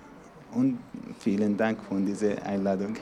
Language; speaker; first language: German; non-native, learner; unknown